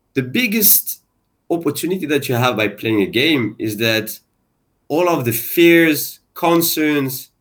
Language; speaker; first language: English; non-native, fluent; French